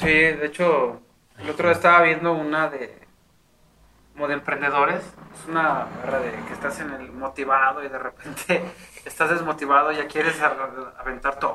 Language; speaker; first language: Spanish; native; Spanish